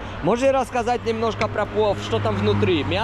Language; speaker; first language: Russian; non-native, learner; Polish